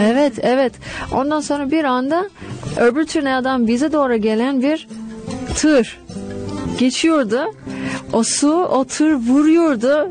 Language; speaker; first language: Turkish; non-native, fluent; English